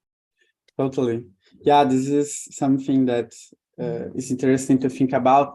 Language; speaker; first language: English; non-native, fluent; Portuguese